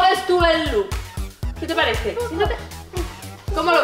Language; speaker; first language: Spanish; native; Spanish